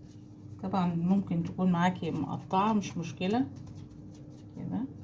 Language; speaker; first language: Arabic; native; Arabic